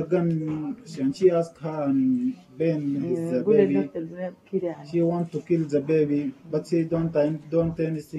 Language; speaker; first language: English; non-native, learner; Arabic